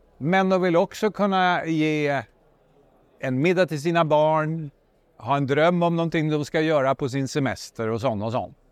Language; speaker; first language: Swedish; native; Swedish